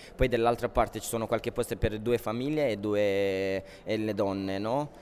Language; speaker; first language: Italian; non-native, fluent; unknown